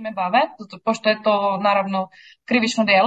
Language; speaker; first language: Czech; native; Czech